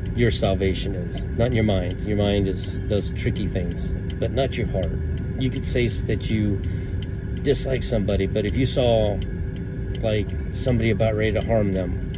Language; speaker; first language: English; native; English